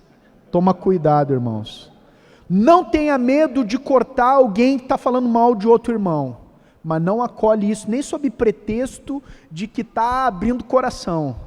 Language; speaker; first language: Portuguese; native; Portuguese